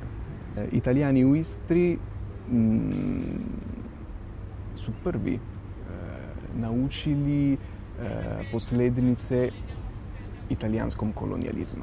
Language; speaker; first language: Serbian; non-native, fluent; Italian